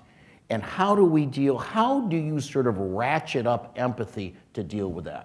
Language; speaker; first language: English; native; English